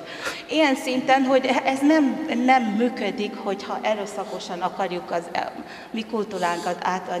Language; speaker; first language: Hungarian; non-native, fluent; Tongan